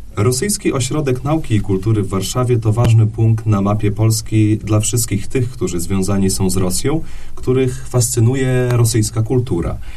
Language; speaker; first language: Polish; native; Polish